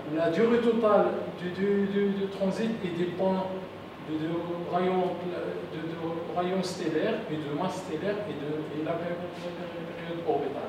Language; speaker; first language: French; non-native, local second language; Arabic